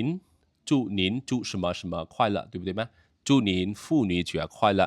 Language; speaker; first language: Chinese; non-native, fluent; Khmer